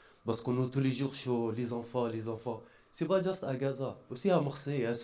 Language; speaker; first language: French; non-native, learner; Arabic